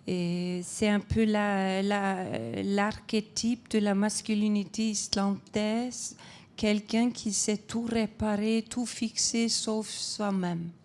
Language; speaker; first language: French; non-native, fluent; Icelandic